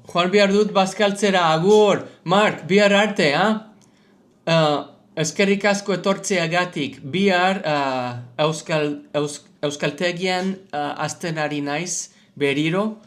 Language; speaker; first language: Basque; non-native, learner; English